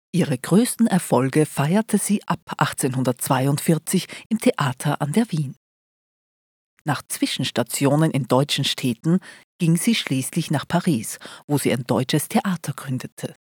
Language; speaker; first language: German; native; German